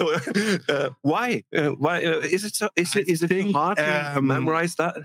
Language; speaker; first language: English; non-native, fluent; German